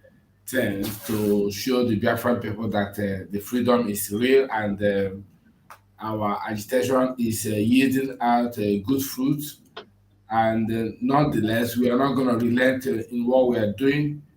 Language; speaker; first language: English; non-native, local second language; Igbo